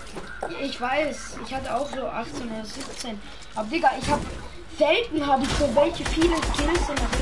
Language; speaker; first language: German; early bilingual, other home language; Turkish